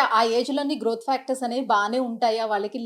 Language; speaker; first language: Telugu; native; Telugu